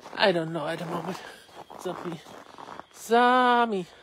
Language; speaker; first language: English; non-native, learner; German